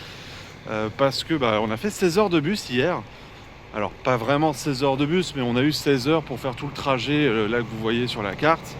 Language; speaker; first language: French; native; French